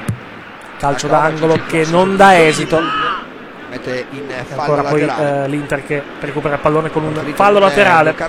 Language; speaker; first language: Italian; native; Italian